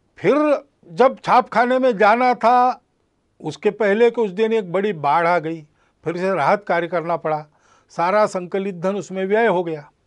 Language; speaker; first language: Hindi; non-native, local second language; Marathi